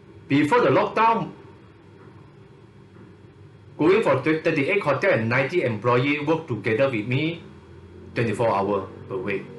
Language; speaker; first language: English; non-native, learner; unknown